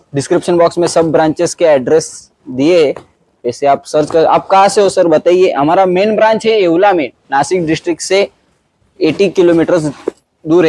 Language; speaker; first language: Hindi; non-native, local second language; Marathi